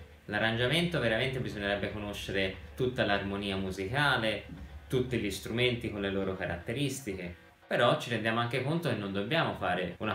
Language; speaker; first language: Italian; native; Italian